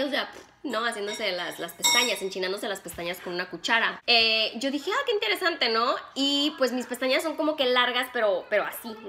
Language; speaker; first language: Spanish; native; Spanish